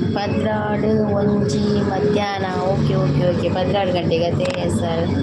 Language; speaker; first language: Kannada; non-native, local second language; Tulu